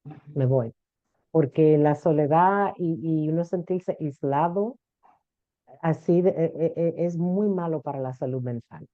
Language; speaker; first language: Spanish; early bilingual, heritage; Spanish